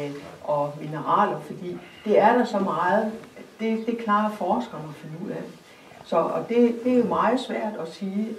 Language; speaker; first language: Danish; native; Danish